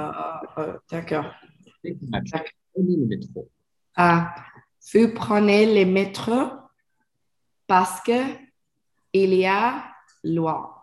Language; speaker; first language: French; non-native, learner; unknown